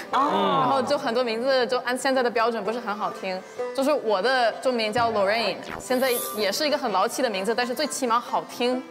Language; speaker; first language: Chinese; non-native, fluent; English